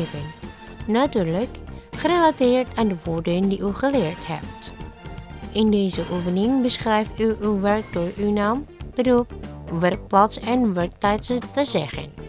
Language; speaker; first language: Dutch; non-native, learner; Indonesian